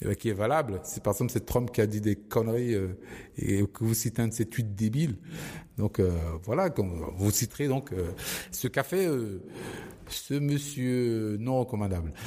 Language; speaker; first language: French; early bilingual, other home language; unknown